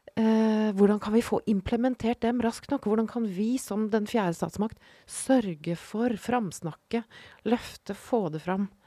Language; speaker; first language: Norwegian; native; Norwegian